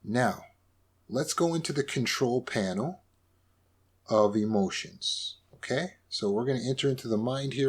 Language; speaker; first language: English; native; English